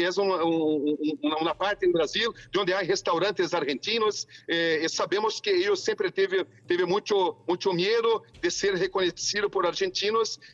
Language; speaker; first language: Spanish; non-native, fluent; Portuguese